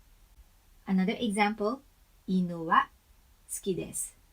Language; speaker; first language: Japanese; non-native, learner; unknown